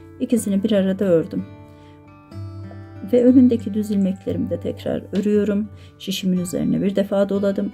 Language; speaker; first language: Turkish; native; Turkish